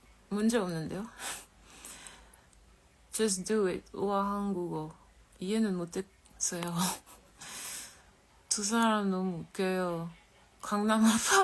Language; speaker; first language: Korean; non-native, fluent; French